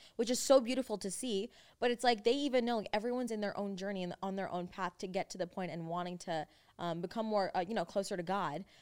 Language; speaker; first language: English; native; English